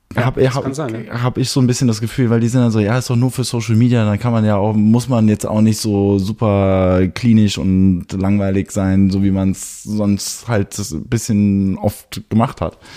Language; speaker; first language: German; early bilingual, heritage; German